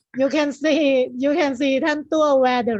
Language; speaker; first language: English; non-native, learner; Thai